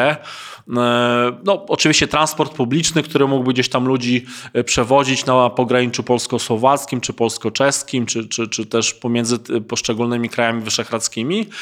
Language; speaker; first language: Polish; native; Polish